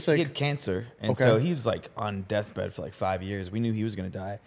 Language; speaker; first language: English; native; English